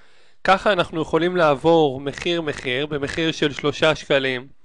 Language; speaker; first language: Hebrew; native; Hebrew